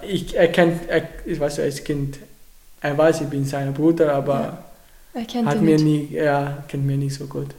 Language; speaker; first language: German; non-native, learner; Arabic